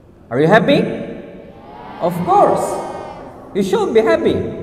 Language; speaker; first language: English; non-native, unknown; Indonesian